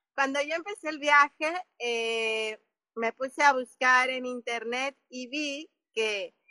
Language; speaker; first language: Spanish; native; Spanish